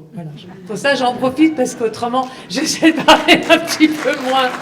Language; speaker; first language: French; native; French